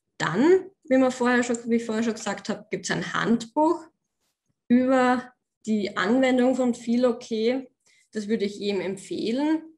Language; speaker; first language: German; native; German